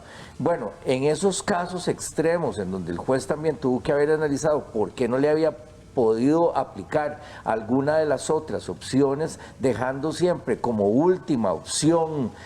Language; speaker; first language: Spanish; native; Spanish